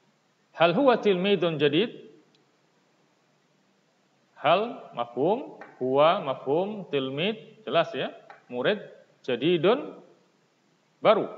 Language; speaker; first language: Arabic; non-native, fluent; Indonesian